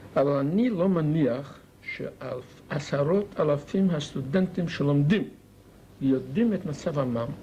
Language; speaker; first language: Hebrew; non-native, fluent; Yiddish